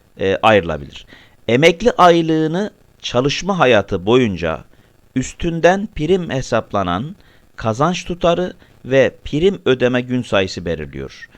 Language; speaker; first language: Turkish; native; Turkish